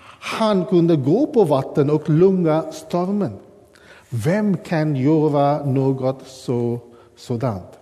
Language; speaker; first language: Swedish; non-native, fluent; English